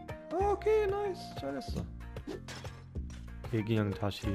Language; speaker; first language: Korean; non-native, fluent; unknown